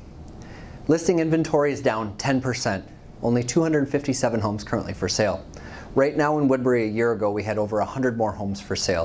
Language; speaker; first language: English; native; English